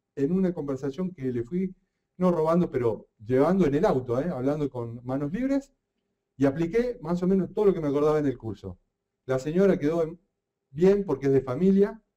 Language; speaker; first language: Spanish; native; Spanish